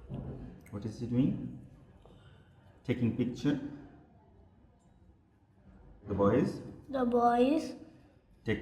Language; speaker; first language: English; non-native, fluent; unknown